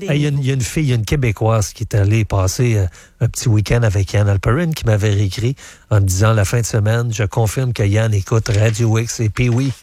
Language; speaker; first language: French; native; French